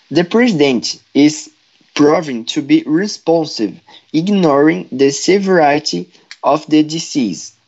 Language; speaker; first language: English; non-native, fluent; Portuguese